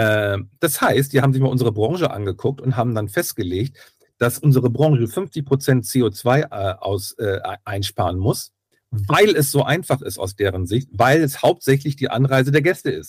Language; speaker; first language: German; native; German